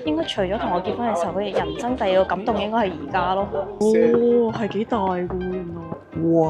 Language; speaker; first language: Cantonese; native; Cantonese